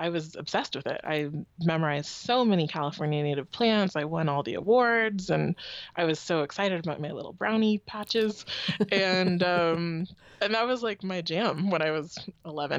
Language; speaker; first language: English; native; English